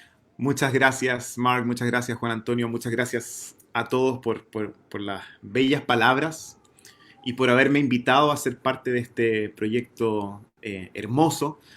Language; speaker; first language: Spanish; native; Spanish